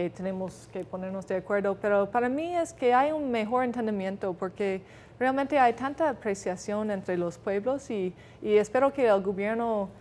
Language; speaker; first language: Spanish; non-native, fluent; English